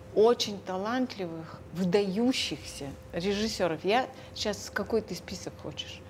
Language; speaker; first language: Russian; non-native, local second language; Lithuanian